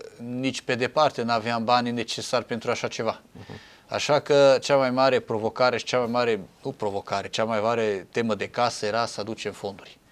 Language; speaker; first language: Romanian; non-native, local second language; Hungarian